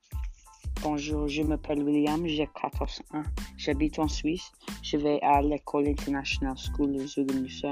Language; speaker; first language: French; non-native, learner; English